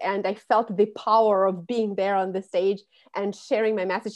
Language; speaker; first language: English; non-native, fluent; Russian